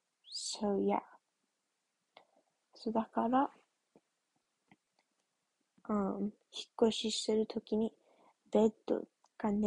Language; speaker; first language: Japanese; early bilingual, heritage; English